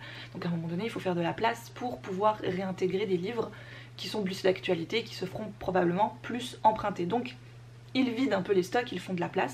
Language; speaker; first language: French; native; French